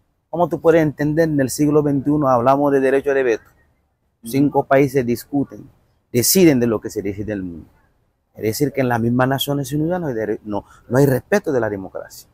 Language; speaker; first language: Spanish; non-native, fluent; Bambara